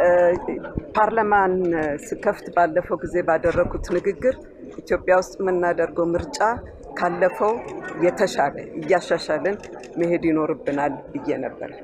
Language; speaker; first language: Amharic; native; Amharic